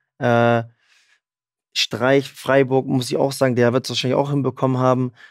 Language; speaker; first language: German; native; German